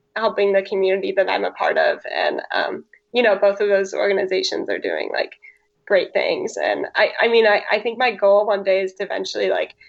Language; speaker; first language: English; native; English